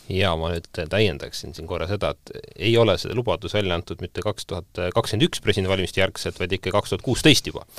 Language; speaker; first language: Estonian; native; Estonian